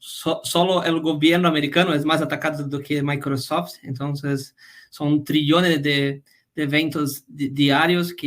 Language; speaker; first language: Spanish; non-native, fluent; Portuguese